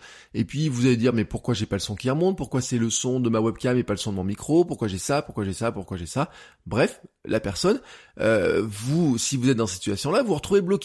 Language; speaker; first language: French; native; French